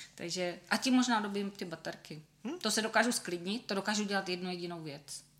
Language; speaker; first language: Czech; native; Czech